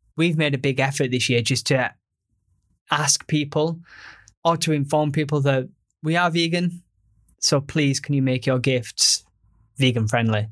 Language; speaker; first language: English; native; English